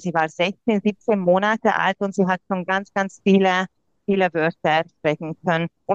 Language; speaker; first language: German; non-native, local second language; Hungarian